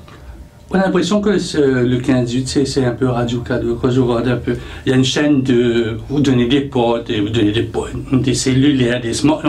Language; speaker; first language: French; non-native, local second language; Morisyen